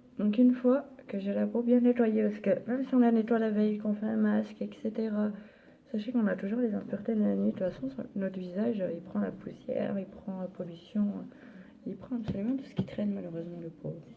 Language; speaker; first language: French; native; French